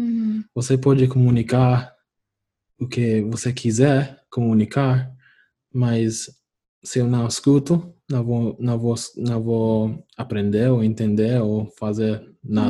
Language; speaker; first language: Portuguese; non-native, fluent; English